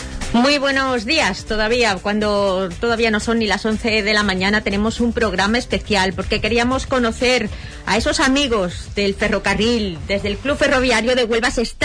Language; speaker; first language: Spanish; native; Spanish